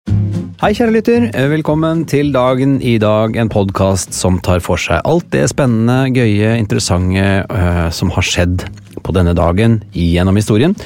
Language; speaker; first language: Norwegian; native; Norwegian